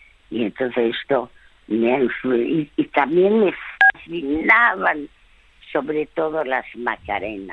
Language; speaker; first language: Spanish; early bilingual, other home language; French